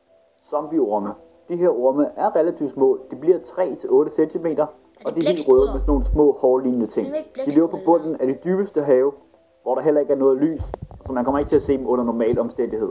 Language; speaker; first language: Danish; native; Danish